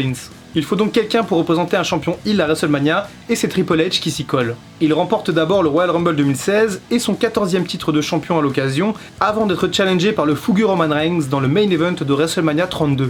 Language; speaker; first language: French; native; French